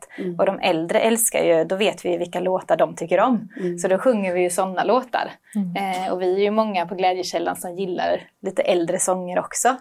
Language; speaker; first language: Swedish; native; Swedish